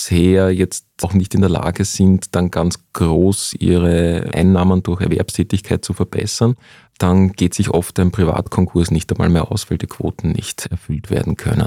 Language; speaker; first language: German; native; German